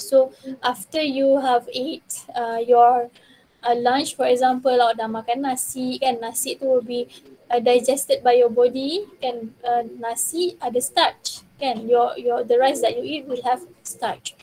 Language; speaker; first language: English; non-native, local second language; Malay